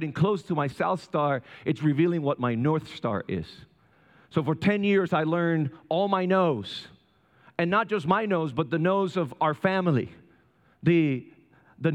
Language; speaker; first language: English; non-native, fluent; Spanish